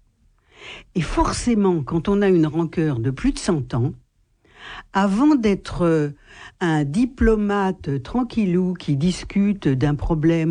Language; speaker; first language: French; native; French